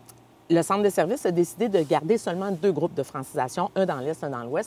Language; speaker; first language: French; native; French